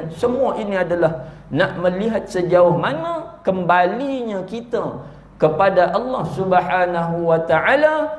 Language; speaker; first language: Malay; native; Malay